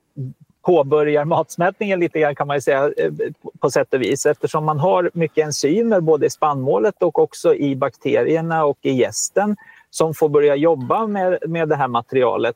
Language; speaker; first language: Swedish; native; Swedish